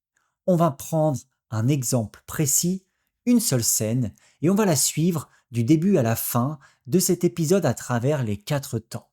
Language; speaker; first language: French; native; French